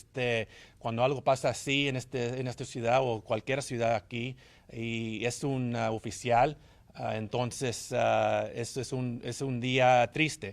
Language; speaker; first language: Spanish; early bilingual, heritage; Spanish